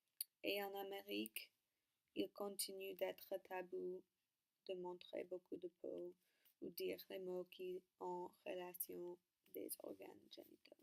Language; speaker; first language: French; non-native, learner; English